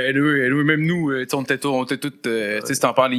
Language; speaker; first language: French; native; French